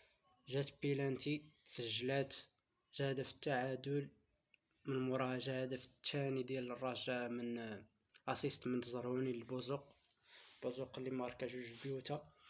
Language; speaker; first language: Arabic; native; Arabic